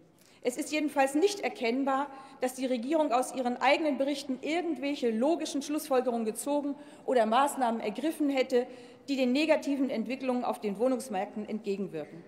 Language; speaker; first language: German; native; German